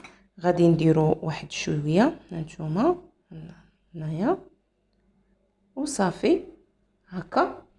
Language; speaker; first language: Arabic; native; Arabic